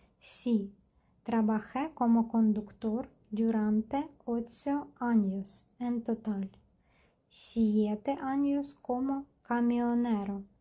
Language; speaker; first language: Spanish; non-native, fluent; Ukrainian